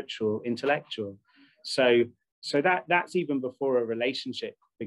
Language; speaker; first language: English; native; English